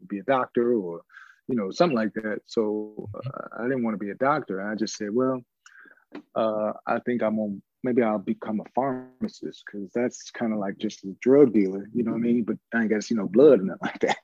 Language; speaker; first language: English; native; English